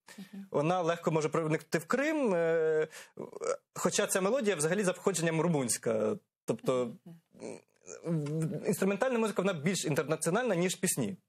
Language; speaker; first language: Ukrainian; native; Ukrainian